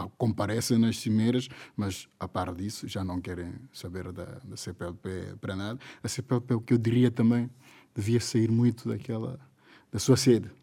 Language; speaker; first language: Portuguese; non-native, local second language; Upper Guinea Crioulo